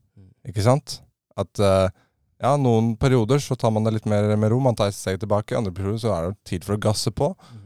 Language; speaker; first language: Norwegian; native; Norwegian